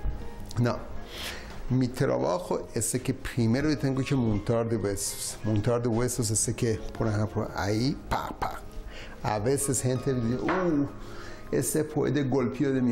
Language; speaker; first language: Spanish; non-native, learner; Persian